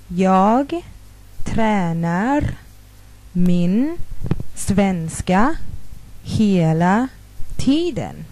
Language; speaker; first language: Swedish; non-native, fluent; Thai